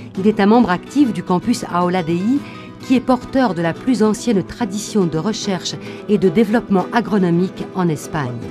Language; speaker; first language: French; native; French